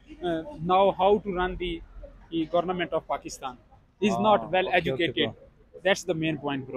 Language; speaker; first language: English; non-native, learner; Urdu